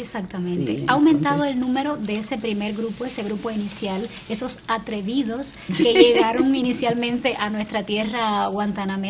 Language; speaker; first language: Spanish; native; Spanish